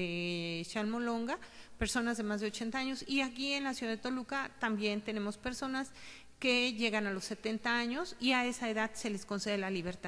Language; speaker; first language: Spanish; native; Spanish